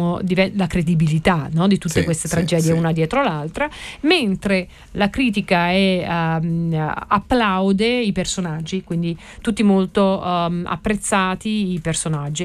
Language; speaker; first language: Italian; native; Italian